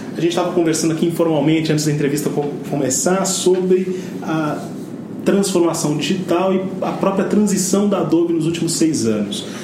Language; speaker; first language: Portuguese; native; Portuguese